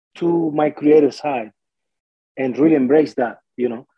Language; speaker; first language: English; non-native, fluent; Spanish